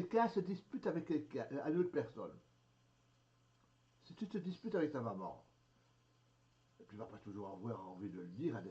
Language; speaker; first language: French; native; French